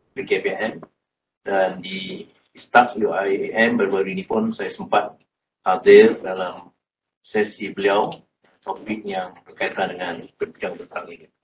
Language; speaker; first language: Malay; native; Malay